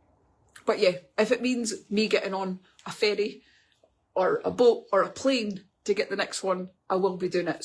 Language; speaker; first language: English; native; English